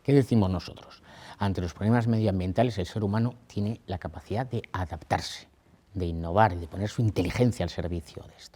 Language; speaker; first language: Spanish; native; Spanish